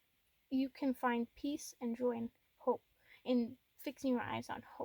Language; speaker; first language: English; native; English